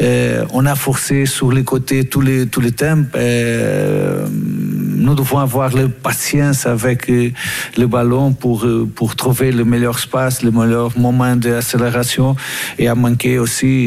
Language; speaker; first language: French; non-native, learner; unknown